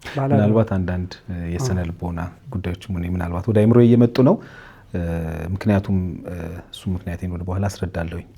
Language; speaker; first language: Amharic; native; Amharic